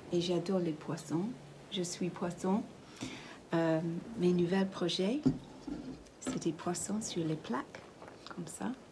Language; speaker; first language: French; non-native, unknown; English